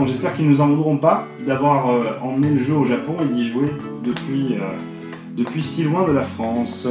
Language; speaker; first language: French; native; French